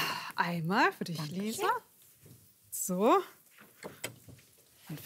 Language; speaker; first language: German; native; German